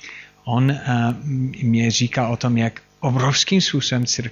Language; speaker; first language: Czech; non-native, fluent; English